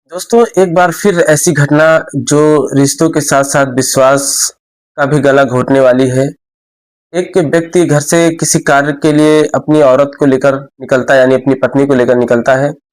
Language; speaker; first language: Hindi; native; Hindi